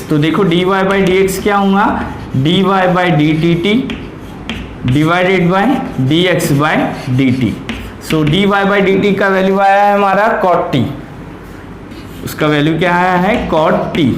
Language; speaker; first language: Hindi; native; Hindi